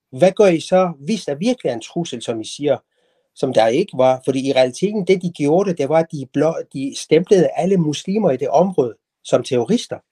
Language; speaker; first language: Danish; non-native, fluent; Persian